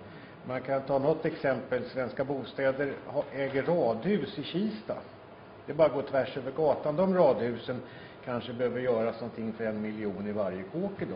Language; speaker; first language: Swedish; native; Swedish